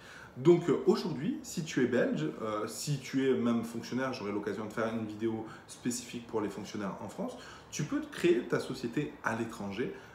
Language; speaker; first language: French; native; French